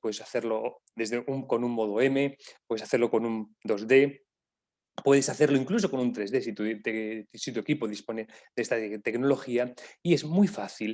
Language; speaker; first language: Spanish; native; Spanish